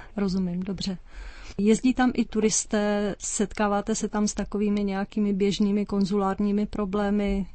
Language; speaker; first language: Czech; native; Czech